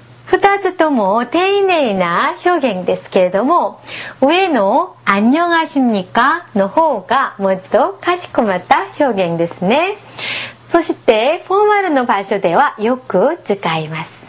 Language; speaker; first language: Japanese; non-native, fluent; Korean